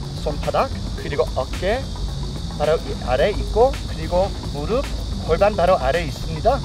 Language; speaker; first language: Korean; non-native, fluent; English